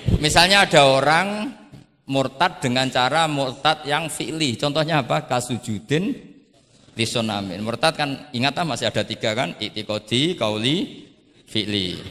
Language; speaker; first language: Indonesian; non-native, local second language; Javanese